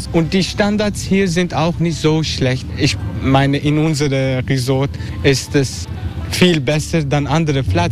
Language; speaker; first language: German; non-native, learner; Turkish